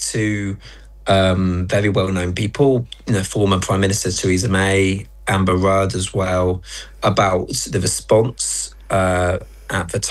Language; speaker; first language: English; native; English